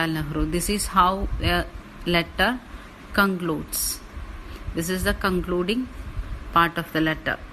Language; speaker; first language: English; non-native, local second language; Malayalam